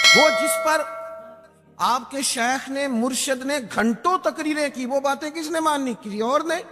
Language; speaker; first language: Urdu; non-native, local second language; Punjabi